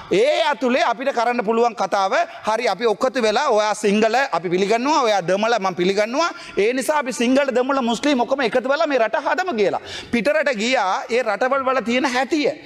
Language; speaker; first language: Sinhala; non-native, local second language; Tamil